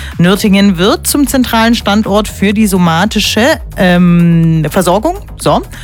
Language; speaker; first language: German; native; German